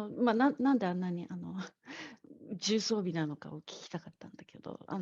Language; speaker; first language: Japanese; native; Japanese